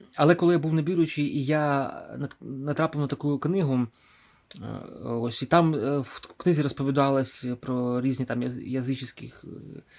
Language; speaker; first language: Ukrainian; non-native, local second language; Russian